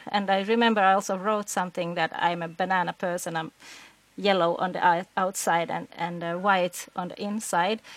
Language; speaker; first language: English; non-native, fluent; Swedish